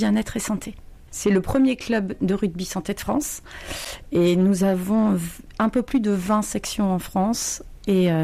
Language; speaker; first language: French; native; French